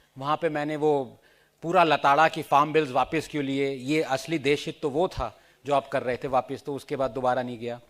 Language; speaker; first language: Hindi; non-native, local second language; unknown